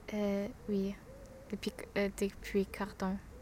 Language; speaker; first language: French; non-native, learner; German